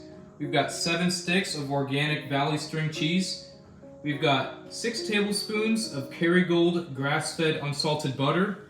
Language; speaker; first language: English; native; English